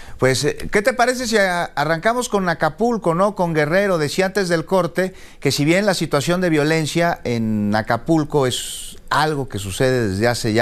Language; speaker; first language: Spanish; native; Spanish